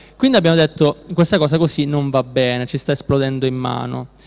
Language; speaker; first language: Italian; native; Italian